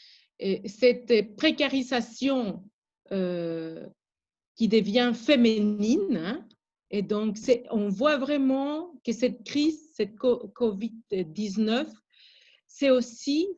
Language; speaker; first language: French; non-native, fluent; Spanish